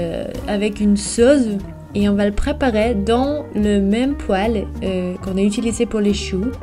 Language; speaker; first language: French; non-native, fluent; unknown